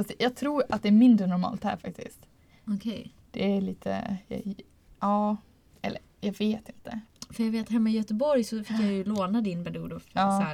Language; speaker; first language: Swedish; native; Swedish